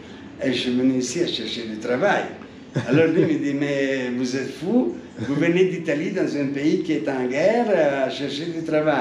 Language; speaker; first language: French; non-native, fluent; Italian